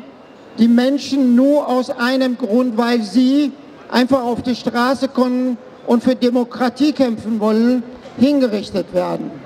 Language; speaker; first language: German; non-native, fluent; Persian